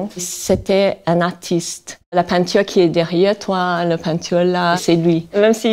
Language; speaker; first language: French; non-native, fluent; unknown